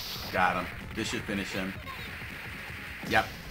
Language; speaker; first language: English; native; English